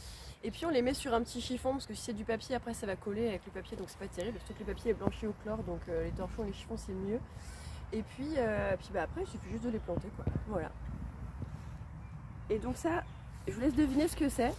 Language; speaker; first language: French; native; French